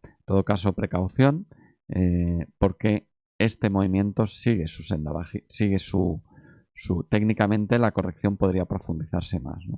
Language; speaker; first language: Spanish; native; Spanish